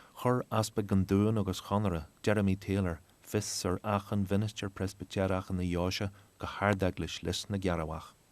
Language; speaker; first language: Irish; native; Irish